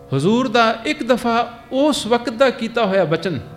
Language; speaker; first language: Punjabi; early bilingual, heritage; Punjabi